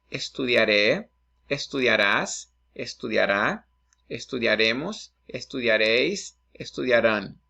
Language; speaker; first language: Spanish; non-native, fluent; English